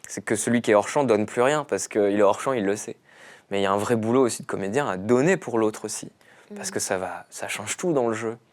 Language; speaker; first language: French; native; French